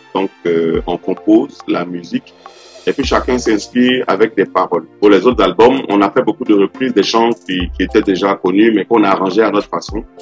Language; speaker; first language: French; non-native, local second language; Yoruba